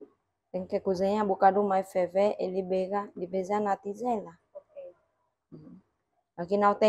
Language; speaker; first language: Portuguese; non-native, learner; Vietnamese